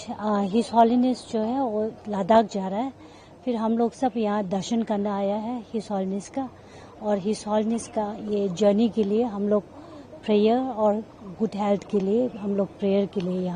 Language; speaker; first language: Hindi; non-native, local second language; Tibetan